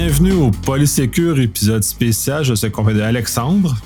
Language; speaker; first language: French; native; French